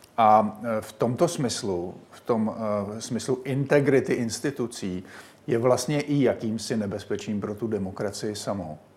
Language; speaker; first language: Czech; native; Czech